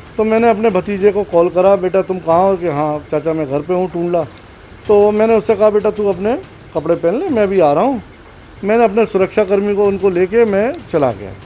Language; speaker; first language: Hindi; native; Hindi